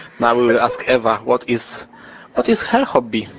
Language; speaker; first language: English; non-native, learner; Polish